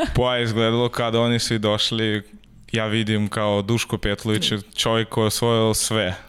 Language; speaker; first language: Serbian; non-native, learner; Russian